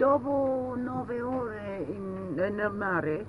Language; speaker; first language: Italian; early bilingual, heritage; Italian